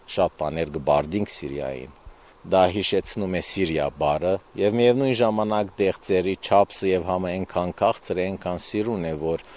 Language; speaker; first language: Armenian; early bilingual, heritage; Armenian